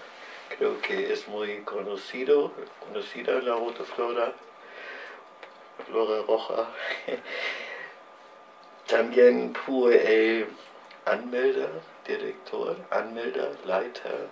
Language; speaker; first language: Spanish; non-native, learner; German